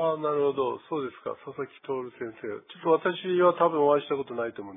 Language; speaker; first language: Japanese; native; Japanese